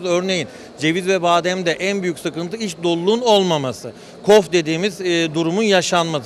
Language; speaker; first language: Turkish; native; Turkish